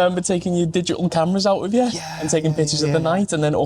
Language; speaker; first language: English; native; English